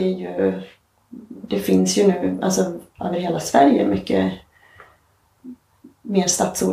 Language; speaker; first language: Swedish; native; Swedish